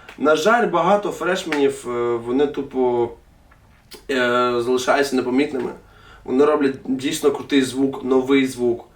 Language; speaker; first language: Ukrainian; non-native, local second language; Russian